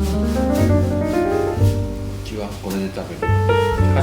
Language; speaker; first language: Japanese; native; Japanese